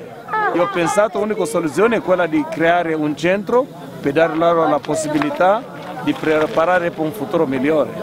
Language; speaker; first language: Italian; non-native, fluent; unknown